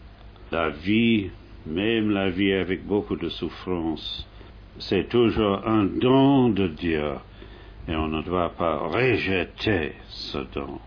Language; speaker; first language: French; non-native, fluent; English